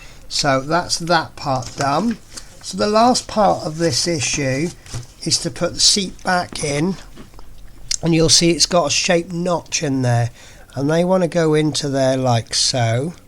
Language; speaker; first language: English; native; English